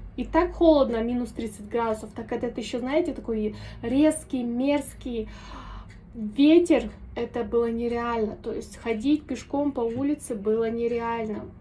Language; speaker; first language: Russian; native; Russian